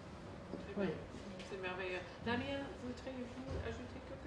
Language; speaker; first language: French; non-native, fluent; English